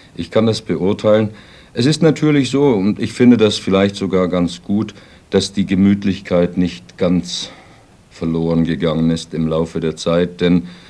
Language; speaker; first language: German; native; German